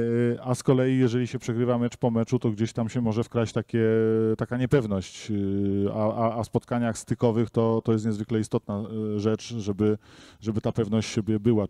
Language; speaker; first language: Polish; native; Polish